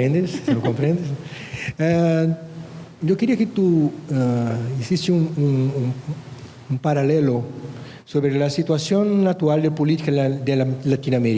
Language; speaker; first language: Spanish; non-native, fluent; Portuguese